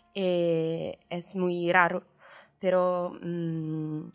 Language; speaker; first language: Spanish; non-native, learner; Italian